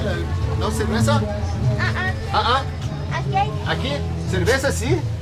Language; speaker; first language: Spanish; non-native, learner; English